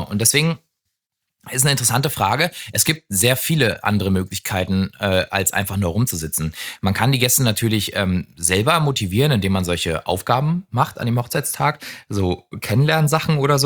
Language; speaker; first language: German; native; German